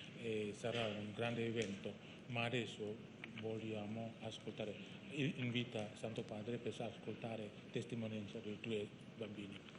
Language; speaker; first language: Italian; non-native, fluent; Indonesian